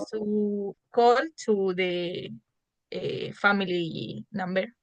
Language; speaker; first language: English; non-native, learner; Spanish